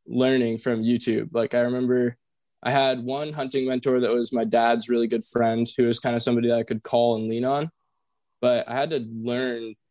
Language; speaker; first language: English; native; English